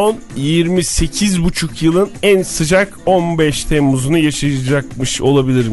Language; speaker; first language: Turkish; native; Turkish